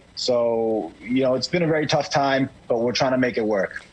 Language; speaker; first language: English; native; English